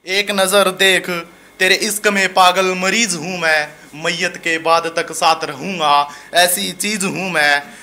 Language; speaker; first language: Hindi; native; Hindi